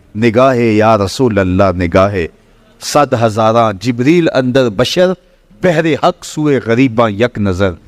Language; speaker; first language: Urdu; non-native, local second language; Punjabi